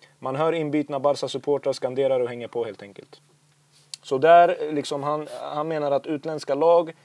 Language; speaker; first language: Swedish; early bilingual, other home language; Assyrian Neo-Aramaic